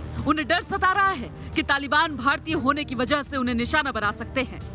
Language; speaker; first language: Hindi; native; Hindi